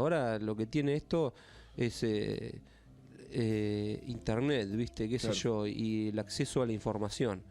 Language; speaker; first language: Spanish; native; Spanish